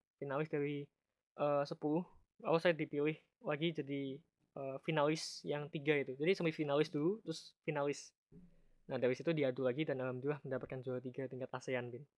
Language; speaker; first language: Indonesian; native; Indonesian